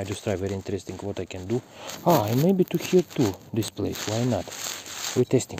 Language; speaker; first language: English; non-native, learner; Russian